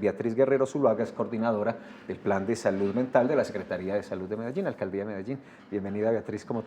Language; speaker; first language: Spanish; native; Spanish